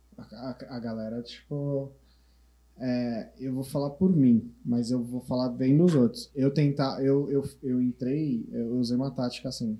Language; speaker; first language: Portuguese; native; Portuguese